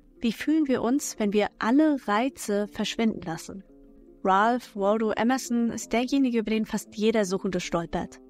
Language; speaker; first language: German; native; German